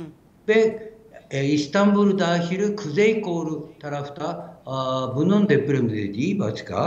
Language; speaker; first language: Turkish; non-native, fluent; Japanese